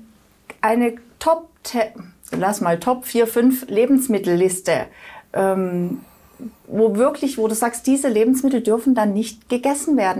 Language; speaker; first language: German; native; German